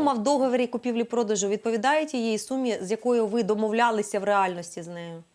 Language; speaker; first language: Ukrainian; native; Ukrainian